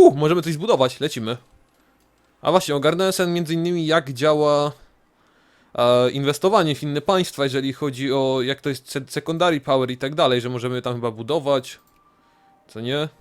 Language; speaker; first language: Polish; native; Polish